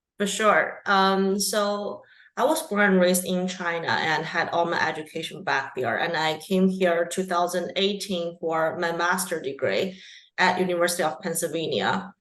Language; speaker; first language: English; non-native, fluent; Chinese